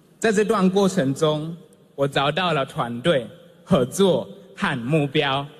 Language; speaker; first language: Chinese; non-native, fluent; Swahili